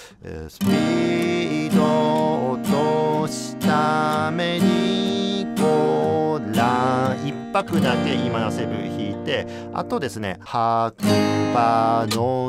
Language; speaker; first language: Japanese; native; Japanese